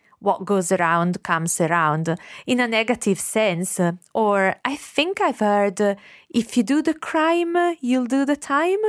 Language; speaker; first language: English; non-native, fluent; Italian